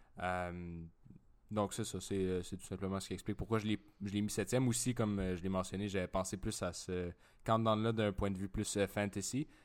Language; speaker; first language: French; native; French